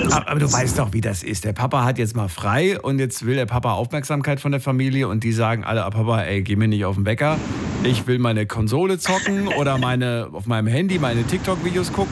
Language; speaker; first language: German; native; German